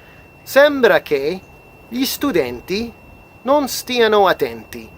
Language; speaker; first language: Italian; non-native, fluent; English